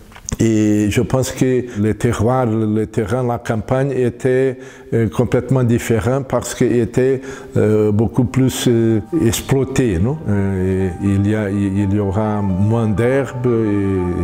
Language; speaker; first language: French; non-native, fluent; Portuguese